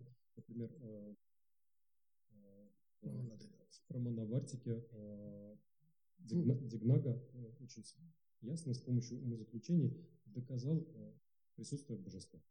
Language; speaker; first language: Russian; native; Russian